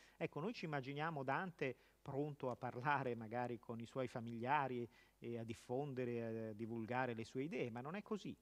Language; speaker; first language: Italian; native; Italian